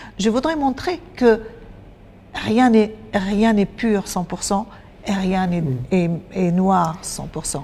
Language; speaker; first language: French; non-native, fluent; Arabic